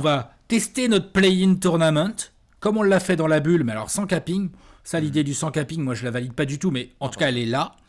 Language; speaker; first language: French; native; French